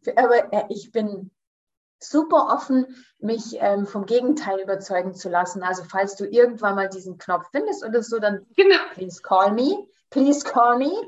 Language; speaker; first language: German; early bilingual, heritage; German